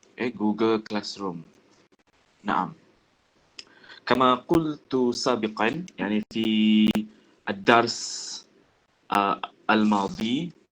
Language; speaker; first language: Arabic; non-native, fluent; Malay